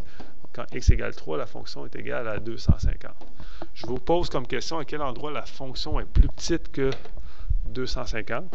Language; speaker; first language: French; native; French